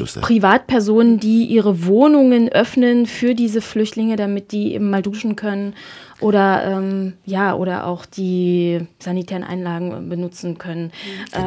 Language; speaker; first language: German; native; German